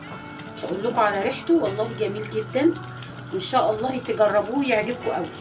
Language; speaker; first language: Arabic; native; Arabic